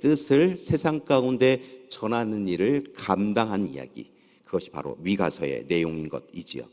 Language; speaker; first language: Korean; native; Korean